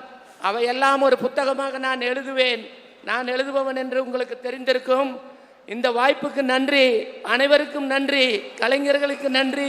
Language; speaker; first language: Tamil; native; Tamil